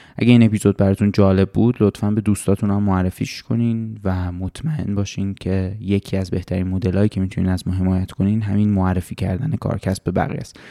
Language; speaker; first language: Persian; native; Persian